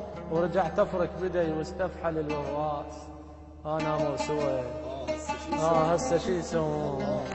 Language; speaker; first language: Arabic; native; Arabic